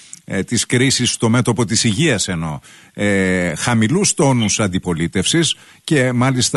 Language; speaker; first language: Greek; native; Greek